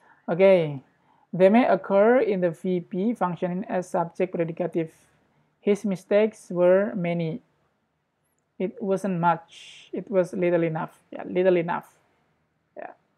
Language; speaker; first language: English; non-native, fluent; Indonesian